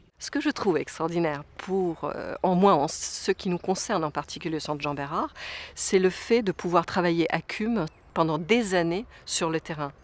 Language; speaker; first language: French; non-native, fluent; Italian